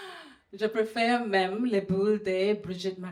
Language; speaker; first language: French; non-native, fluent; English